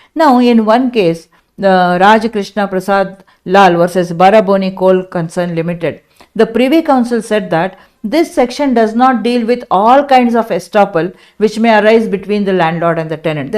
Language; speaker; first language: English; non-native, local second language; Kannada